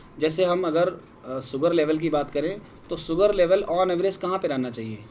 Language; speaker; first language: Hindi; native; Hindi